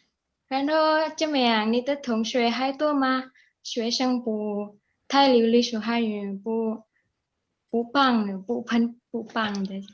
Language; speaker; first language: Chinese; non-native, learner; Indonesian